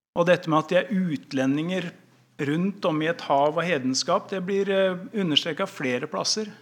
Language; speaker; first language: Norwegian; native; Norwegian